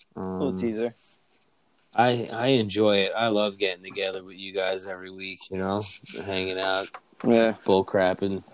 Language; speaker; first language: English; native; English